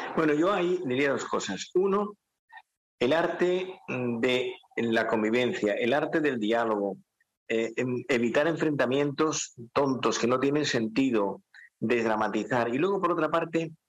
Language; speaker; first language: Spanish; native; Spanish